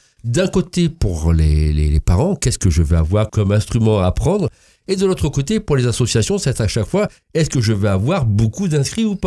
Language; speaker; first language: French; native; French